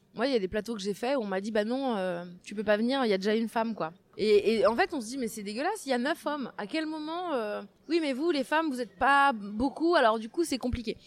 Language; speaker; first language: French; native; French